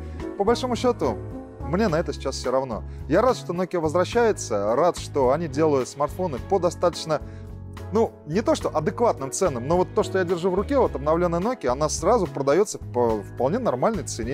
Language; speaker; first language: Russian; native; Russian